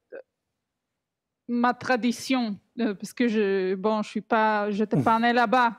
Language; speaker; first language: French; non-native, fluent; Bulgarian